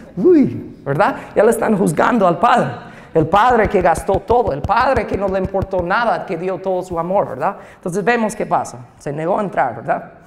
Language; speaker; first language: Spanish; non-native, fluent; English